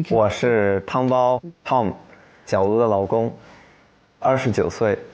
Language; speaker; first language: Chinese; non-native, fluent; English